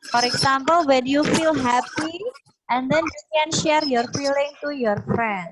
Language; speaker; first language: English; non-native, fluent; Indonesian